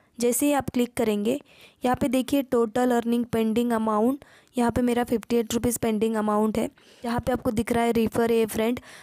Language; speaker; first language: Hindi; non-native, local second language; Marathi